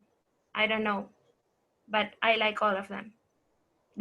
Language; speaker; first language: English; non-native, fluent; Spanish